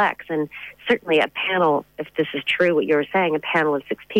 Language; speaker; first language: English; native; English